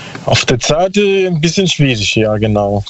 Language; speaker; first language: German; non-native, learner; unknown